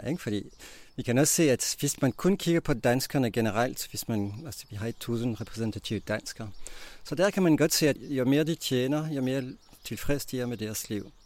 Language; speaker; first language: Danish; non-native, fluent; French